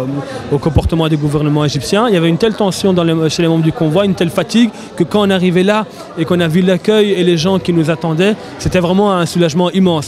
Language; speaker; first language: French; native; French